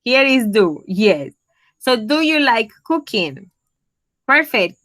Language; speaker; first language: English; non-native, fluent; Spanish